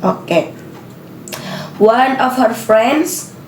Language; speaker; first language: English; non-native, learner; Indonesian